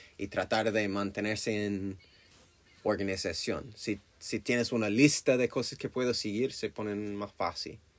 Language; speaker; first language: Spanish; non-native, learner; English